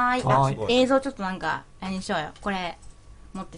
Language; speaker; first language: Japanese; native; Japanese